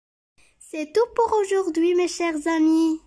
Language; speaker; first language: French; non-native, local second language; Arabic